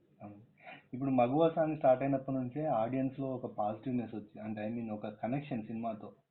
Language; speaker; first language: Telugu; native; Telugu